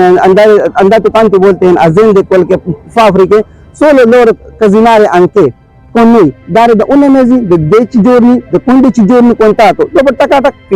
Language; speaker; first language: Italian; non-native, learner; Urdu